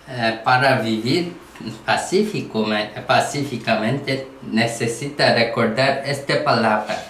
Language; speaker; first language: Spanish; non-native, learner; Korean